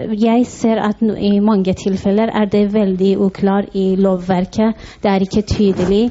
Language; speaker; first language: Norwegian; non-native, fluent; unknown